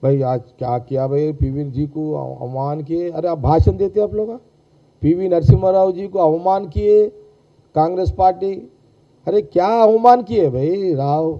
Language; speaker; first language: Hindi; non-native, local second language; Telugu